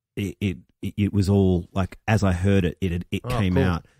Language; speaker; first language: English; native; English